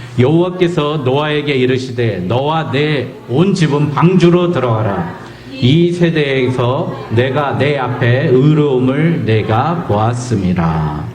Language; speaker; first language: Korean; native; Korean